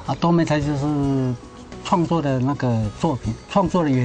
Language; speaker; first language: Chinese; native; Chinese